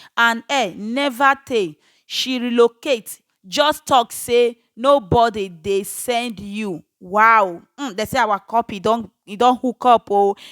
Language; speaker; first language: Nigerian Pidgin; native; Nigerian Pidgin